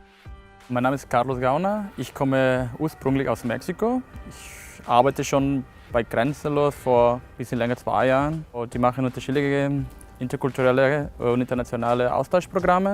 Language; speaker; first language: German; non-native, fluent; Spanish